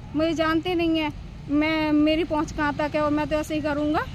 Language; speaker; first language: Hindi; native; Hindi